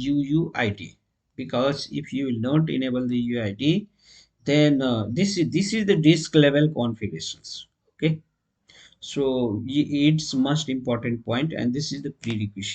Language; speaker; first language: English; non-native, local second language; Hindi